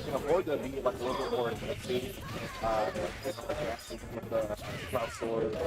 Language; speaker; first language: English; native; English